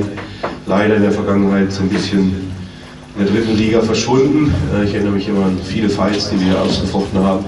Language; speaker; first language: German; native; German